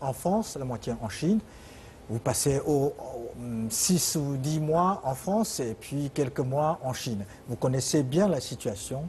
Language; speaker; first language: French; non-native, fluent; Chinese